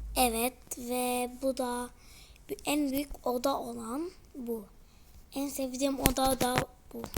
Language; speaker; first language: Turkish; early bilingual, heritage; Turkish